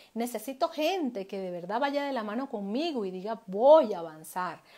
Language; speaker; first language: Spanish; native; Spanish